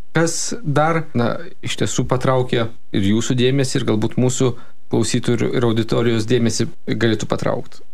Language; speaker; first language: Lithuanian; native; Lithuanian